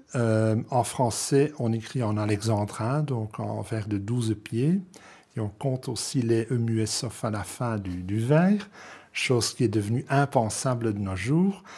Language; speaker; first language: French; non-native, local second language; Dutch